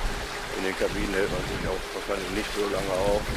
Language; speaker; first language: German; native; German